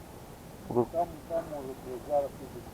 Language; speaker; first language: Russian; native; Russian